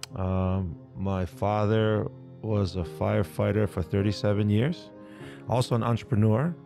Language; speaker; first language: English; native; English